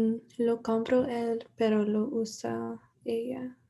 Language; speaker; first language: Spanish; non-native, learner; English